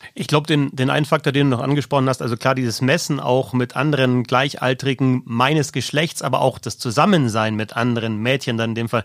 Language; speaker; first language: German; native; German